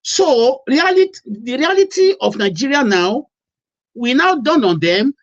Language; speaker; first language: English; non-native, local second language; Yoruba